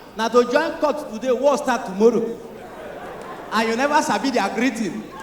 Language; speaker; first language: Nigerian Pidgin; native; Nigerian Pidgin